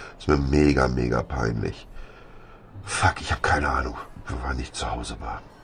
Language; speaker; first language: German; native; German